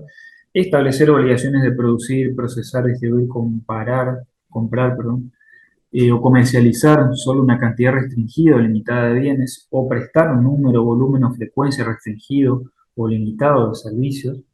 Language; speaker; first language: Spanish; native; Spanish